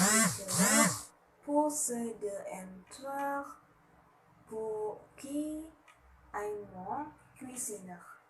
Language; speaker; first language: French; non-native, learner; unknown